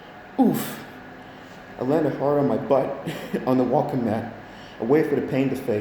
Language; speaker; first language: English; native; English